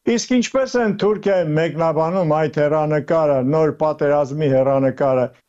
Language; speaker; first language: Armenian; native; Armenian